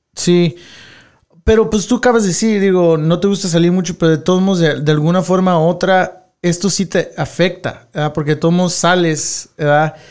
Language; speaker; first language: Spanish; early bilingual, heritage; Spanish